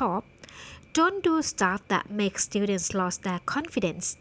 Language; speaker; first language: English; non-native, fluent; Thai